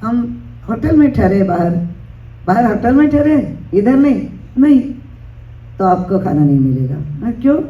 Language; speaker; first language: Hindi; non-native, local second language; Marathi